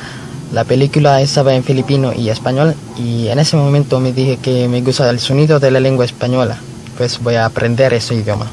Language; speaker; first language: Spanish; non-native, fluent; Filipino